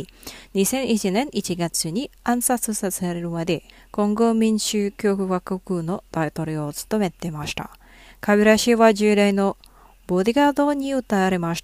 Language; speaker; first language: Japanese; non-native, fluent; Indonesian